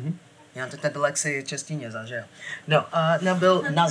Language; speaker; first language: Czech; non-native, fluent; English